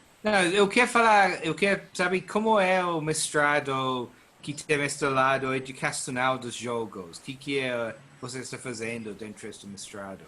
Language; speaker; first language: Portuguese; non-native, learner; English